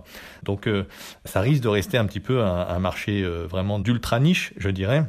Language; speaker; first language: French; native; French